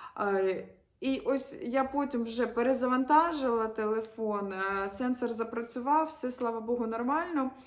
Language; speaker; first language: Ukrainian; native; Ukrainian